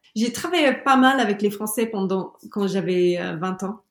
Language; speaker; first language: French; non-native, fluent; English